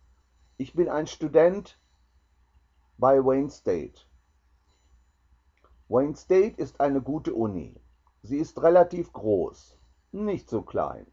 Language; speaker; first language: German; non-native, learner; English